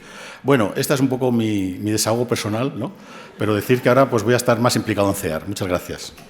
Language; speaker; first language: Spanish; native; Spanish